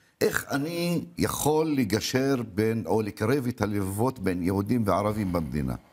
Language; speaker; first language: Hebrew; non-native, local second language; Arabic